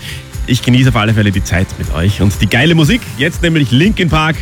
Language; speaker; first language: German; native; German